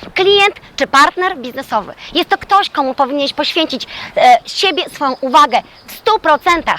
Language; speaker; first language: Polish; native; Polish